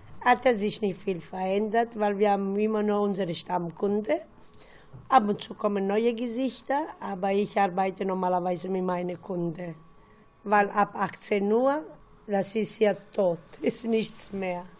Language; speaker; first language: German; non-native, learner; Italian